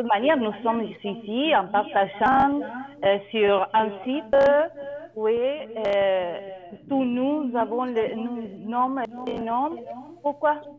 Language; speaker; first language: French; non-native, learner; Spanish